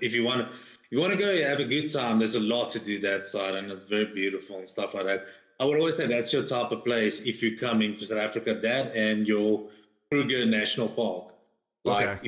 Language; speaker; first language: English; non-native, local second language; Afrikaans